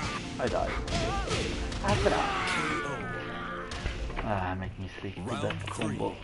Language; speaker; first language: English; non-native, learner; Italian